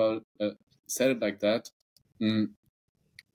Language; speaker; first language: English; non-native, fluent; German